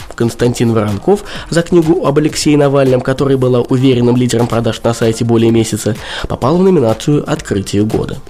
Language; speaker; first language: Russian; native; Russian